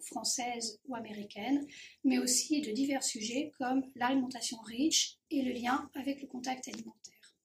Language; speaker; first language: French; native; French